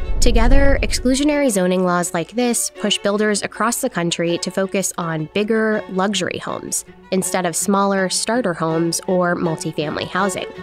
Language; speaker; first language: English; native; English